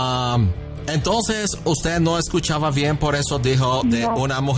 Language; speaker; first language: Spanish; non-native, fluent; English